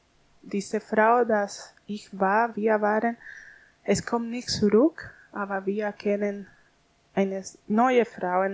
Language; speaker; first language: German; non-native, learner; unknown